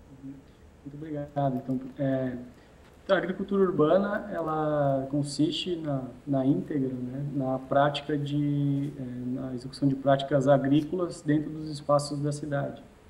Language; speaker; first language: Portuguese; native; Portuguese